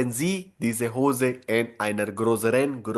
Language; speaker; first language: German; non-native, learner; Hindi